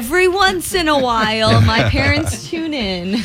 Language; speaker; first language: English; native; English